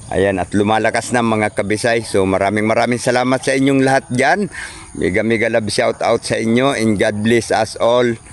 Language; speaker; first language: Filipino; non-native, local second language; Cebuano